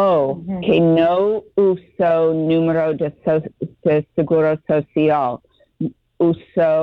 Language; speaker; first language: Spanish; non-native, learner; English